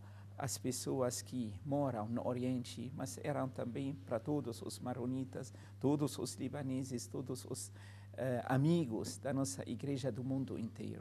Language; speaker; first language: Portuguese; non-native, fluent; Arabic